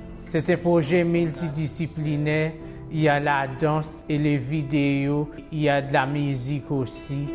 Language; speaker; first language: French; non-native, local second language; Haitian Creole